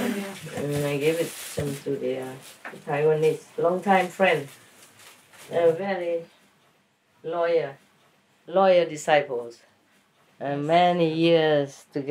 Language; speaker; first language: English; non-native, fluent; Vietnamese